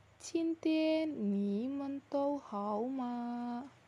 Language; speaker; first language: Chinese; non-native, learner; Indonesian